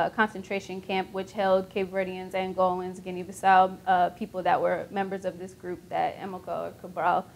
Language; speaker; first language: English; native; English